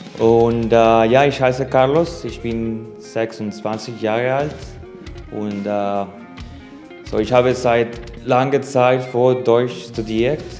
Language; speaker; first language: German; non-native, learner; Spanish